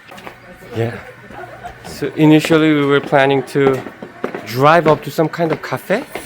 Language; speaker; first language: English; non-native, fluent; Korean